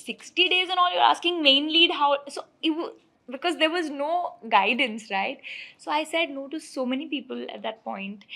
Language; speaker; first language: English; non-native, local second language; Hindi